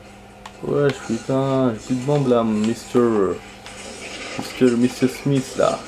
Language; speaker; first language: French; native; French